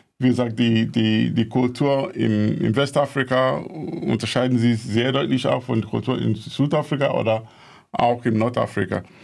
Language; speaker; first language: German; non-native, fluent; Igbo